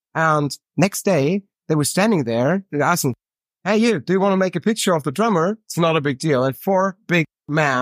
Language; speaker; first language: English; non-native, fluent; German